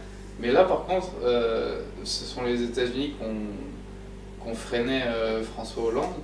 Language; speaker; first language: French; native; French